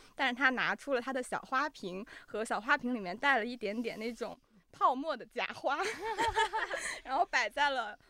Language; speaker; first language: Chinese; native; Chinese